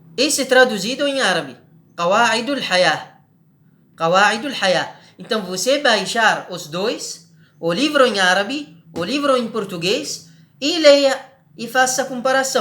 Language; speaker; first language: Portuguese; non-native, learner; Arabic